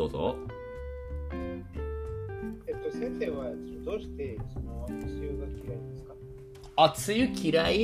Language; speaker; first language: Japanese; non-native, learner; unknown